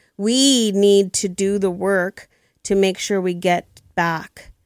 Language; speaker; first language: English; early bilingual, other home language; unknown